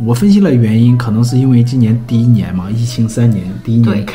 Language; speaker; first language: Chinese; non-native, fluent; English